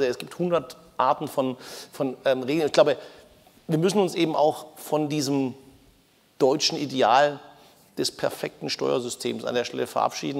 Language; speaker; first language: German; native; German